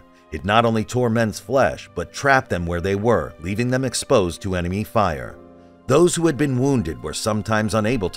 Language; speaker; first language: English; native; English